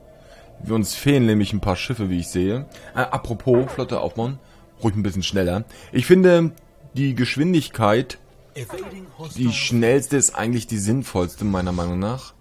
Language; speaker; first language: German; native; German